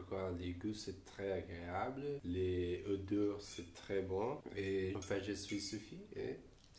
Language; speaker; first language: French; non-native, learner; Portuguese